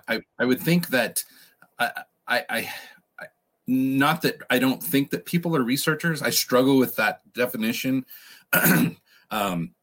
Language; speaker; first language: English; native; English